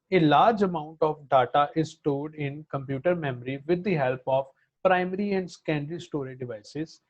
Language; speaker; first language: English; non-native, local second language; Punjabi